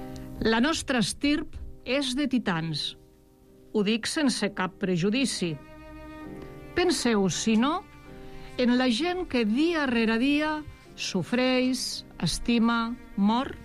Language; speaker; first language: Catalan; native; Catalan